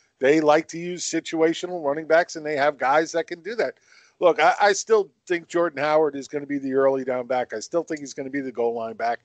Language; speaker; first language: English; native; English